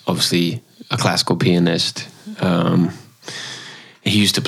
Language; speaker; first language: English; native; English